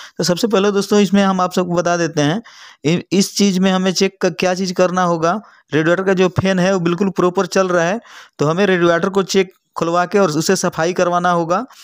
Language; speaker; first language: Hindi; native; Hindi